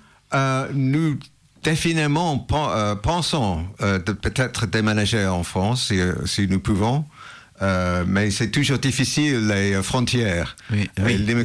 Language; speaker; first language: French; non-native, learner; English